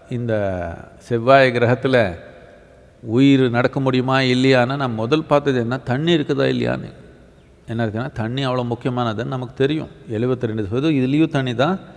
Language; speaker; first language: Tamil; native; Tamil